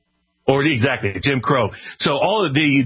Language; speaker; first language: English; native; English